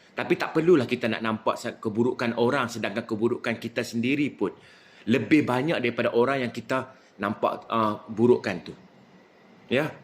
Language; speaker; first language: Malay; native; Malay